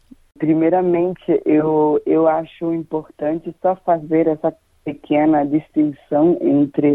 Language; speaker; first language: Portuguese; non-native, fluent; Danish